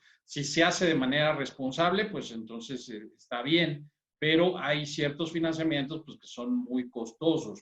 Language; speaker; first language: Spanish; native; Spanish